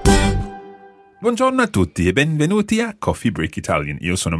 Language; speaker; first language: Italian; non-native, fluent; English